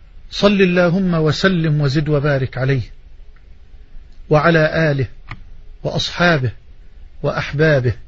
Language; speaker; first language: Arabic; native; Arabic